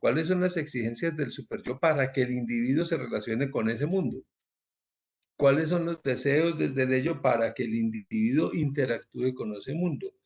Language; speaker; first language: Spanish; native; Spanish